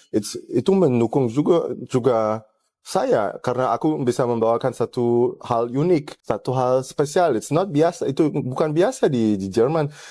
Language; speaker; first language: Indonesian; early bilingual, heritage; German